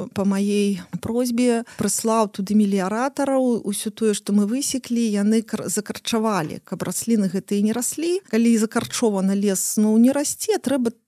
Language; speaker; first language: Belarusian; non-native, local second language; Russian